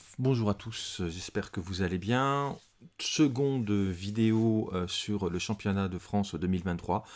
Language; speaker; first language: French; native; French